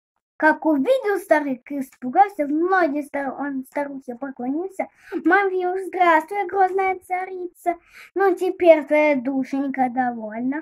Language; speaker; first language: Russian; native; Russian